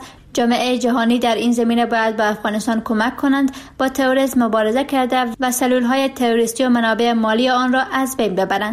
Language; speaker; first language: Persian; native; Persian